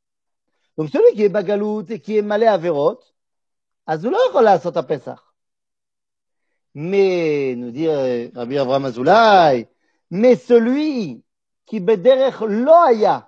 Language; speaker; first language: French; native; French